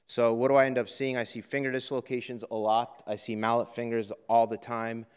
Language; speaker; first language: English; native; English